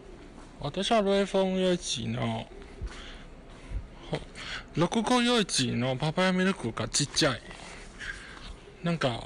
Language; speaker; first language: Japanese; non-native, fluent; Chinese